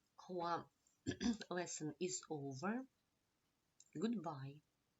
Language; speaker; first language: English; non-native, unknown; Ukrainian